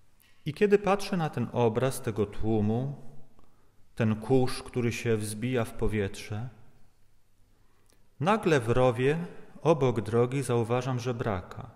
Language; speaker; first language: Polish; native; Polish